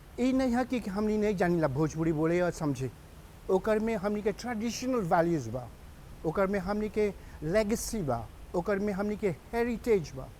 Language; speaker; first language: Bhojpuri; early bilingual, heritage; Bhojpuri